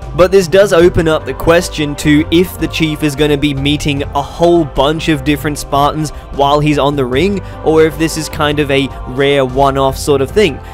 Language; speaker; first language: English; native; English